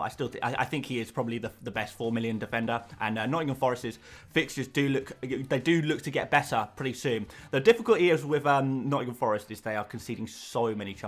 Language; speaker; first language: English; native; English